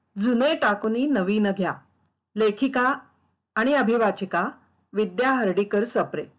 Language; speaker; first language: Marathi; native; Marathi